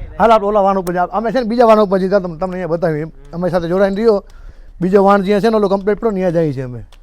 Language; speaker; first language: Gujarati; non-native, local second language; Kachhi